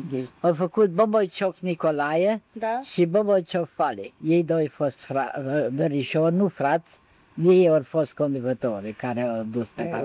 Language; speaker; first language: Romanian; non-native, local second language; German